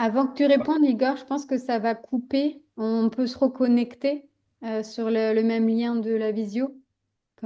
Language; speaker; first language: French; native; French